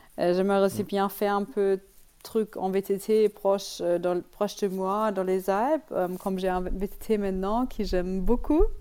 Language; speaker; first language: French; non-native, learner; German